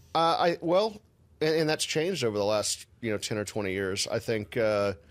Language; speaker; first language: English; native; English